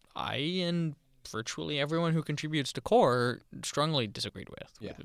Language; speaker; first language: English; native; English